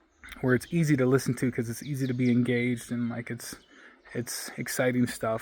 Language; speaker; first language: English; native; English